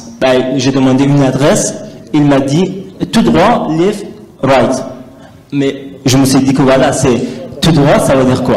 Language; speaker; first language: French; non-native, learner; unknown